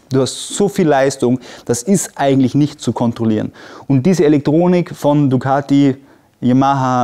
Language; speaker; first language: German; native; German